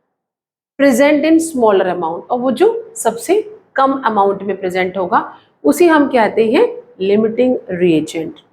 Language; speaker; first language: Hindi; native; Hindi